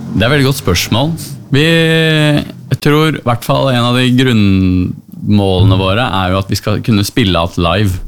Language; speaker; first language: Norwegian; native; Norwegian